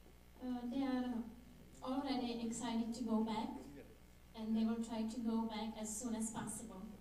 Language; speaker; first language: English; non-native, fluent; Czech